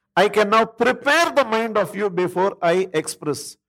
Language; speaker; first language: English; non-native, local second language; Tamil